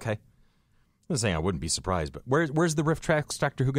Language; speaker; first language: English; native; English